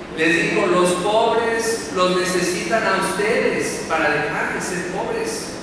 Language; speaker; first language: Spanish; native; Spanish